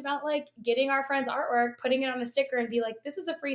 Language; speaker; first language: English; native; English